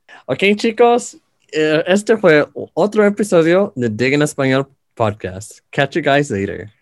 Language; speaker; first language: Spanish; early bilingual, heritage; Spanish